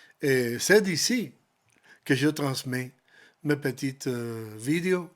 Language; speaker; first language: French; non-native, learner; Spanish